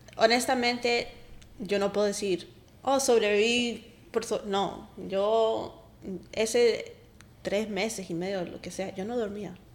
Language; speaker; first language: Spanish; early bilingual, heritage; Spanish